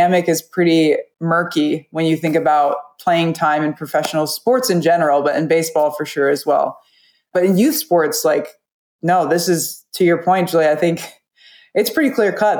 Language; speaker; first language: English; native; English